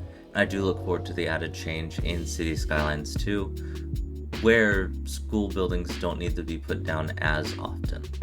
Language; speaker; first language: English; native; English